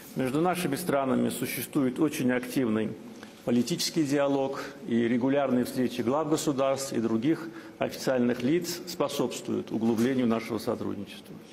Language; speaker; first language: Russian; non-native, local second language; Azerbaijani